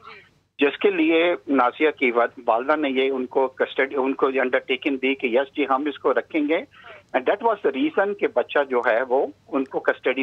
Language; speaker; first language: Urdu; native; Urdu